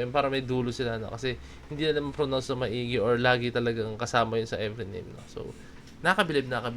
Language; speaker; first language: Filipino; native; Filipino